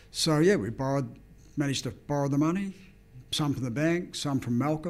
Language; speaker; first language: English; native; English